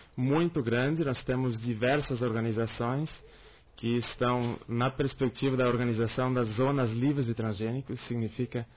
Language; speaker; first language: Portuguese; native; Portuguese